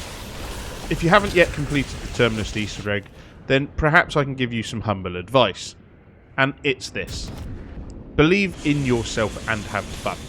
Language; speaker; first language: English; native; English